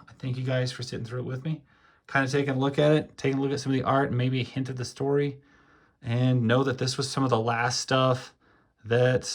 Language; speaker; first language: English; native; English